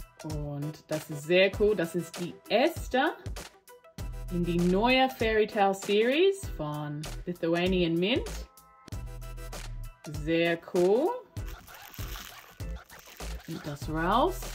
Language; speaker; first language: German; non-native, learner; English